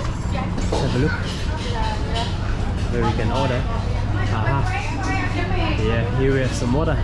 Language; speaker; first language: English; non-native, fluent; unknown